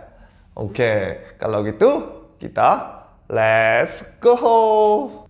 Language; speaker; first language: Indonesian; non-native, fluent; Korean